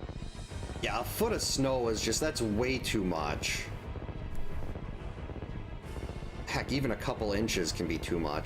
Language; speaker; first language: English; native; English